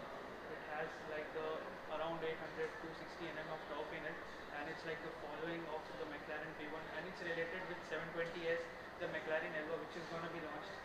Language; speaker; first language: English; non-native, fluent; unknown